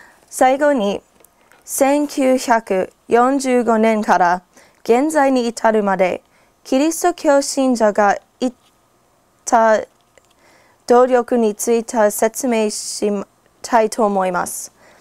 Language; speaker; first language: Japanese; non-native, fluent; English